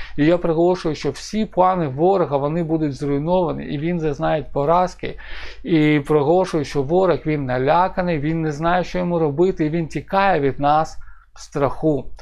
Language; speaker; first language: Ukrainian; non-native, local second language; Russian